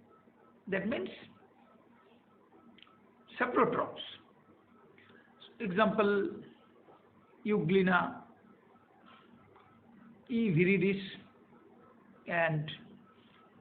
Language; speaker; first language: English; non-native, local second language; Bangla